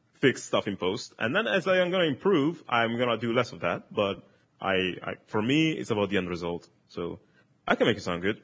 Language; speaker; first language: English; non-native, fluent; Italian